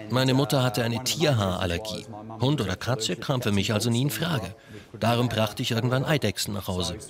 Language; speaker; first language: German; non-native, fluent; English